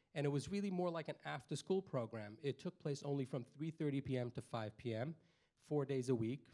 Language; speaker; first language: English; native; English